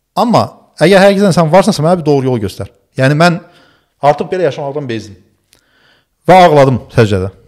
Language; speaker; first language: Azerbaijani; early bilingual, other home language; Turkish